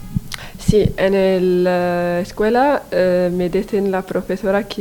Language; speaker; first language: Spanish; non-native, learner; Arabic